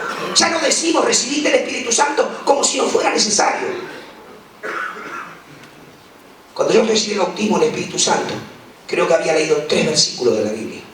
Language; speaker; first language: Spanish; native; Spanish